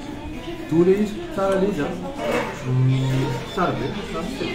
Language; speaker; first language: French; non-native, local second language; Malagasy